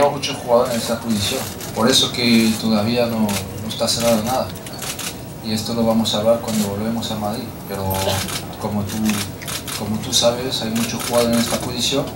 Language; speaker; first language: Spanish; non-native, fluent; French